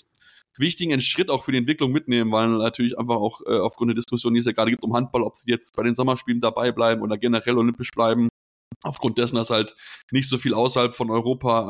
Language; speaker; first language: German; native; German